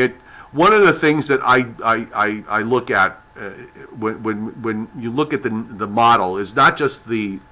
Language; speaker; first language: English; native; English